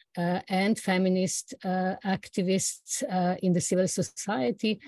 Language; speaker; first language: English; non-native, fluent; Slovenian